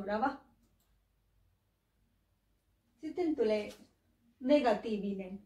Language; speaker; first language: Finnish; non-native, learner; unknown